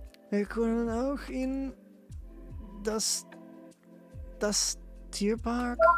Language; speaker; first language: German; non-native, learner; English